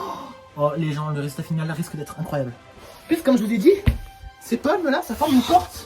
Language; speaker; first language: French; native; French